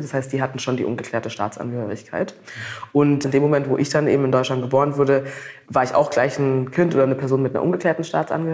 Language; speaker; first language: German; native; German